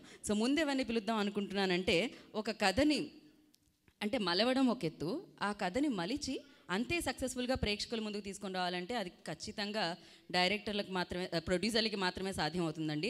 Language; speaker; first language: Telugu; native; Telugu